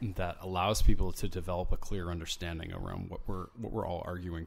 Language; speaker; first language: English; native; English